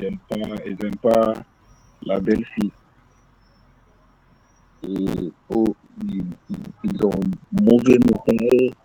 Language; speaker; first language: French; non-native, learner; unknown